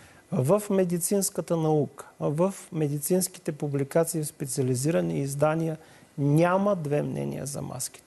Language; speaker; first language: Bulgarian; native; Bulgarian